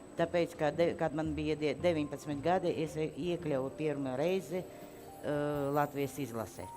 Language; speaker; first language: Latvian; non-native, local second language; Russian